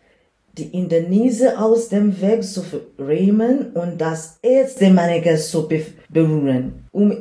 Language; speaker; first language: German; non-native, learner; English